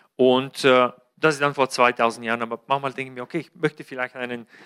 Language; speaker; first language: German; non-native, fluent; Bulgarian